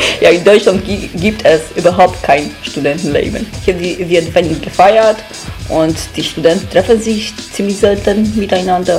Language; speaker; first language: German; non-native, fluent; Polish